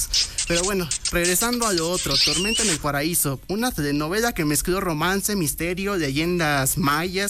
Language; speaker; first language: Spanish; native; Spanish